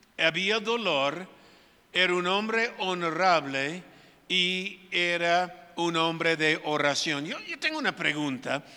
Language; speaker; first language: Spanish; non-native, fluent; English